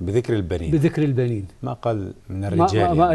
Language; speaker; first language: Arabic; native; Arabic